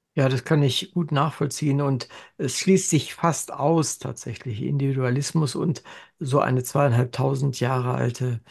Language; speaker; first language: German; native; German